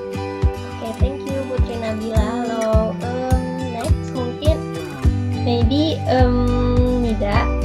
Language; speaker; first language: English; non-native, learner; Indonesian